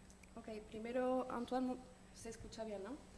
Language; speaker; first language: Spanish; non-native, fluent; French